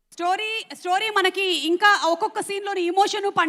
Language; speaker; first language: Telugu; native; Telugu